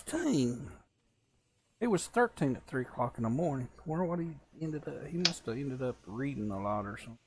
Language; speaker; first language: English; native; English